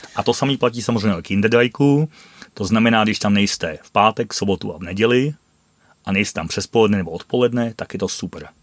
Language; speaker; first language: Czech; non-native, fluent; Dutch